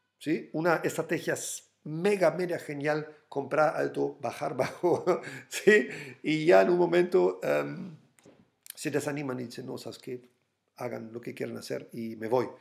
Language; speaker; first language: Spanish; non-native, fluent; German